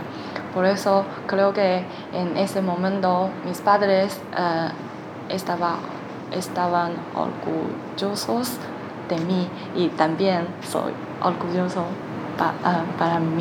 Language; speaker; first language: Spanish; non-native, learner; Chinese